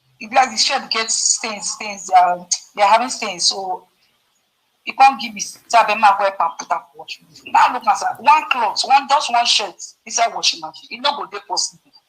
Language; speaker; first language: Nigerian Pidgin; non-native, local second language; Yoruba